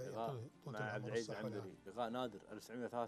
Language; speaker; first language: Arabic; native; Arabic